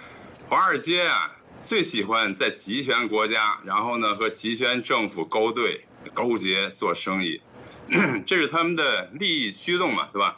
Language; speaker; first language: Chinese; native; Chinese